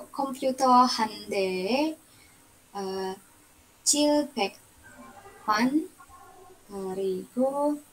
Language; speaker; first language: Korean; non-native, learner; Indonesian